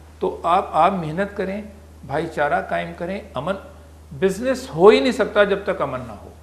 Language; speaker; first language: Urdu; native; Urdu